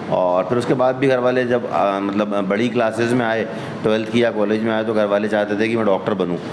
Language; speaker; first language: Hindi; native; Hindi